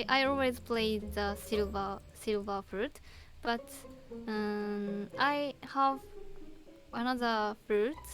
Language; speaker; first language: English; non-native, learner; Japanese